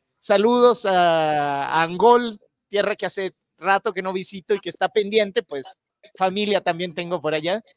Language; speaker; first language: Spanish; native; Spanish